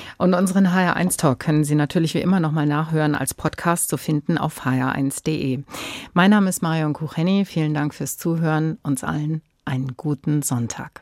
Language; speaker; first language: German; native; German